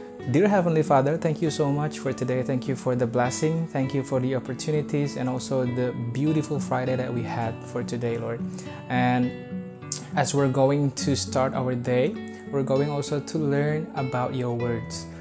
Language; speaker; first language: English; non-native, fluent; Indonesian